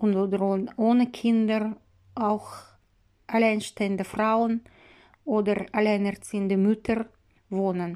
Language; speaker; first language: German; non-native, learner; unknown